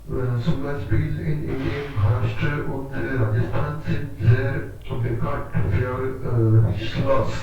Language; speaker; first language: German; non-native, learner; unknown